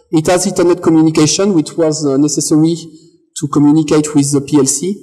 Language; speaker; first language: English; non-native, fluent; French